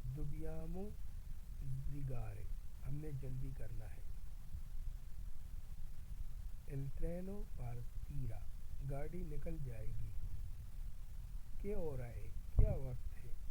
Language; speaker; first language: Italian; non-native, learner; Urdu